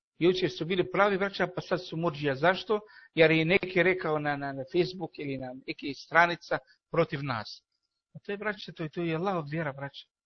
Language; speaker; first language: Bosnian; non-native, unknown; Arabic